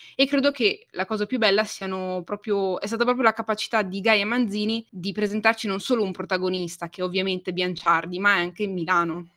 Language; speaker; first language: Italian; native; Italian